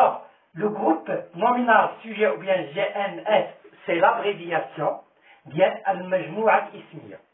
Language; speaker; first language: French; non-native, local second language; Arabic